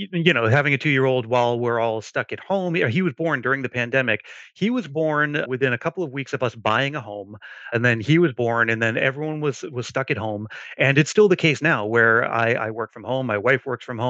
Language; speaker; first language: English; native; English